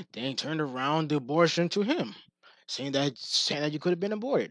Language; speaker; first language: English; native; English